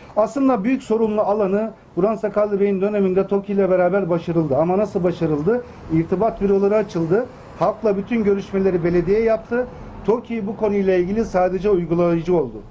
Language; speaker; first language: Turkish; native; Turkish